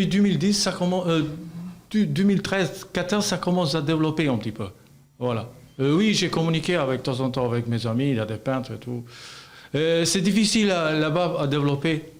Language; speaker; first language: French; non-native, learner; Albanian